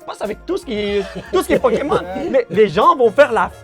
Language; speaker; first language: French; native; French